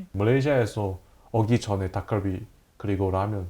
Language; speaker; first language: Korean; non-native, fluent; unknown